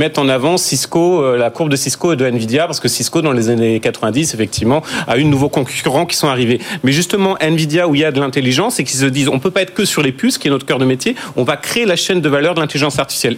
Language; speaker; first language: French; native; French